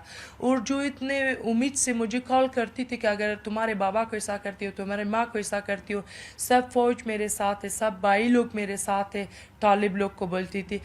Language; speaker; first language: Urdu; non-native, learner; Persian